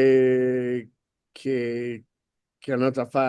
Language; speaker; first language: French; non-native, fluent; Spanish